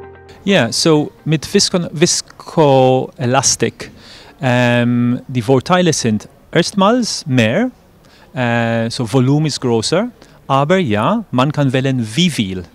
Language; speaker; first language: German; non-native, fluent; English